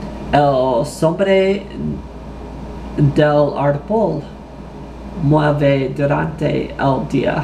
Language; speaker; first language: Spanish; non-native, learner; English